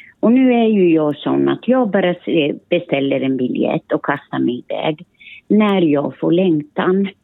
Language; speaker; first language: Swedish; early bilingual, other home language; Finnish